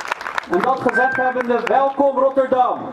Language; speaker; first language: Dutch; early bilingual, other home language; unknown